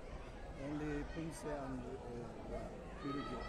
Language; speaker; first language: English; non-native, learner; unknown